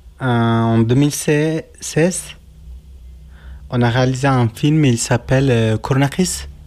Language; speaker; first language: French; non-native, learner; Kurdish